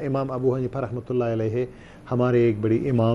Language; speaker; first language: Hindi; non-native, learner; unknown